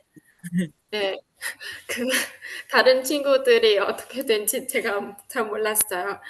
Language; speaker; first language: Korean; non-native, fluent; Vietnamese